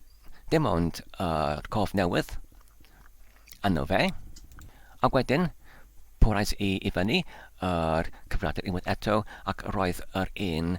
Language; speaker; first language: Welsh; non-native, learner; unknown